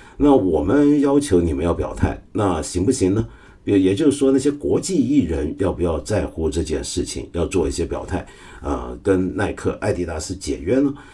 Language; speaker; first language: Chinese; non-native, local second language; Cantonese